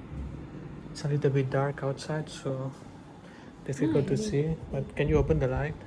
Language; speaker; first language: English; non-native, learner; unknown